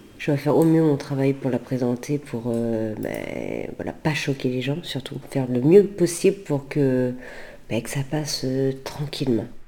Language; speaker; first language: French; native; French